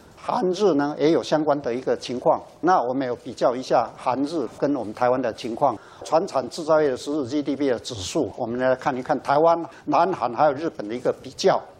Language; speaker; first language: Chinese; native; Chinese